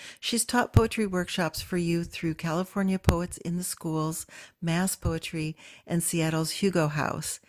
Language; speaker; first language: English; native; English